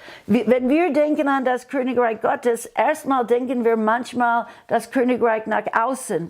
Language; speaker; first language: German; non-native, fluent; English